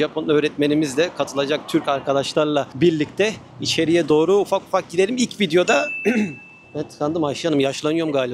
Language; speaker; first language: Turkish; native; Turkish